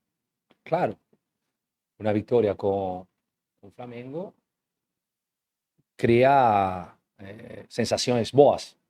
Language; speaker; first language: Portuguese; non-native, learner; Spanish